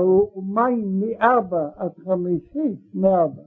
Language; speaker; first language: Hebrew; non-native, learner; Russian